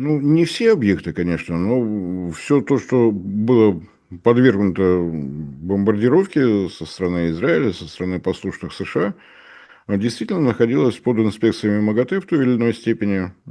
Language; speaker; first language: Russian; native; Russian